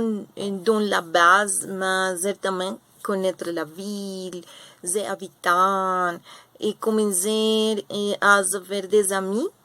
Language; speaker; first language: French; non-native, learner; Spanish